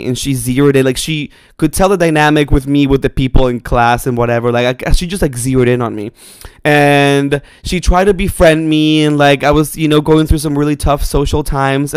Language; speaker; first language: English; non-native, fluent; Spanish